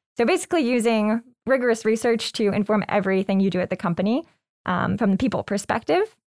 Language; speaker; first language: English; native; English